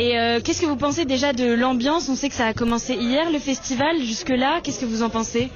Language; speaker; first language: French; native; French